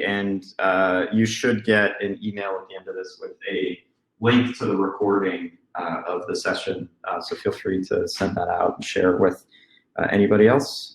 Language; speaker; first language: English; native; English